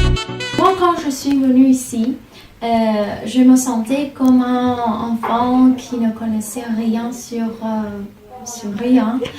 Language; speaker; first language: French; non-native, fluent; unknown